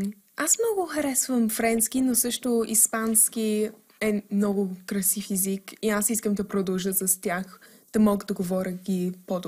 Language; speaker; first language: Bulgarian; early bilingual, heritage; English